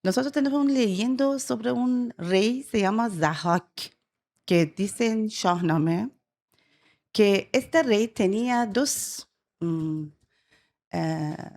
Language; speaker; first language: Spanish; non-native, learner; Persian